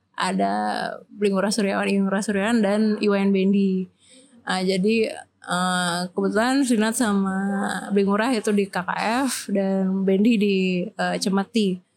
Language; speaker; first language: Indonesian; native; Indonesian